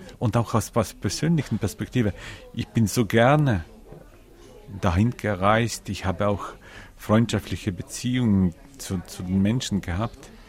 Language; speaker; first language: German; non-native, fluent; Ukrainian